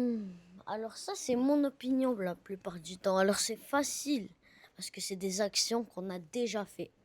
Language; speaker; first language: French; non-native, learner; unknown